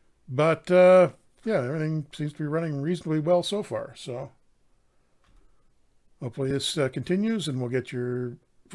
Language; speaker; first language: English; native; English